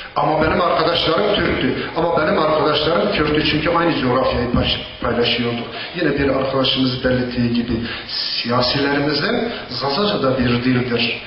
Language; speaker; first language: Turkish; non-native, local second language; Zaza